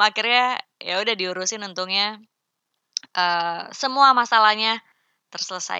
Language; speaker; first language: Indonesian; native; Indonesian